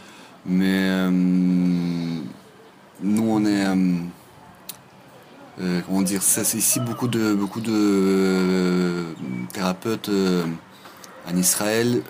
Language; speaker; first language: French; non-native, fluent; Russian